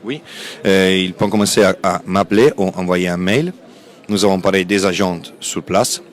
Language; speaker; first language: French; non-native, fluent; Italian